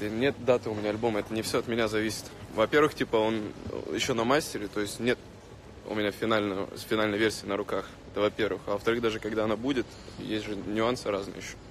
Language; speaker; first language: Russian; native; Russian